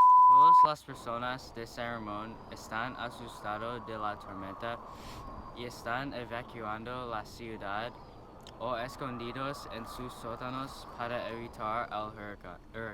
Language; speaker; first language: Spanish; non-native, learner; English